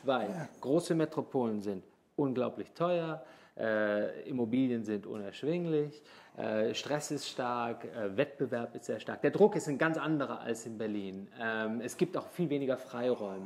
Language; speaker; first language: German; native; German